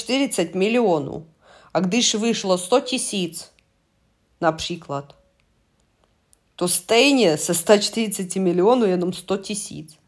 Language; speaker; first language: Czech; non-native, fluent; Russian